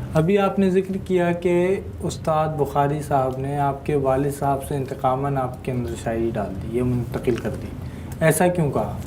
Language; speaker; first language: Urdu; native; Urdu